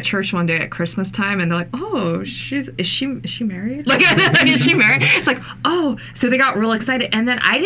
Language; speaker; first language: English; native; English